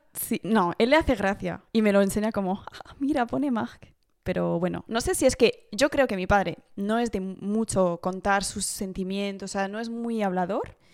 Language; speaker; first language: Spanish; early bilingual, heritage; Spanish